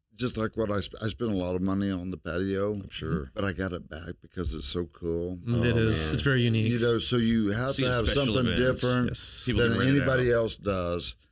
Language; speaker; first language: English; native; English